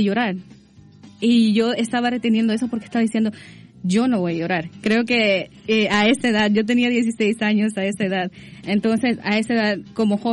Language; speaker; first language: Spanish; native; Spanish